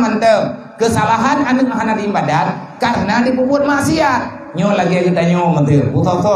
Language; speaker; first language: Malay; non-native, local second language; Achinese